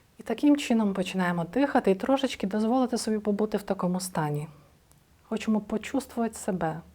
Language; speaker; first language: Ukrainian; native; Ukrainian